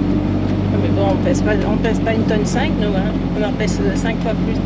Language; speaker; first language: French; native; French